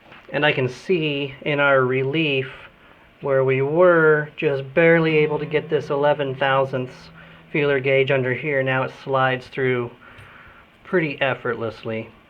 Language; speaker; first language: English; native; English